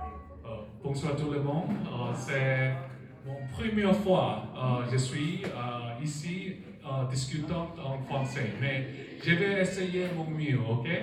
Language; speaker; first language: French; non-native, learner; Korean